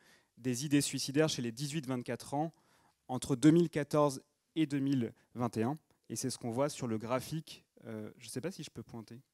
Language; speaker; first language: French; native; French